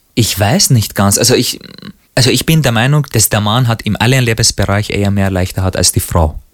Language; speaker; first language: German; non-native, fluent; Arabic